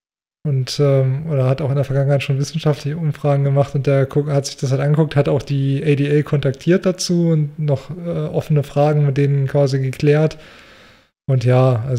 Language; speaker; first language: German; native; German